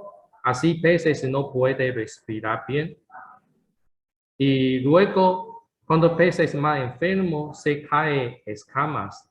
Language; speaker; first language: Spanish; non-native, learner; Chinese